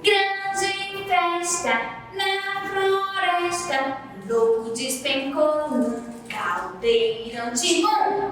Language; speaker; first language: Portuguese; native; Portuguese